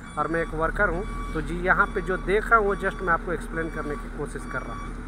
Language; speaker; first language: Hindi; native; Hindi